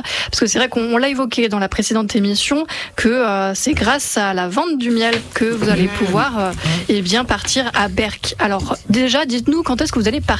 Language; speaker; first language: French; native; French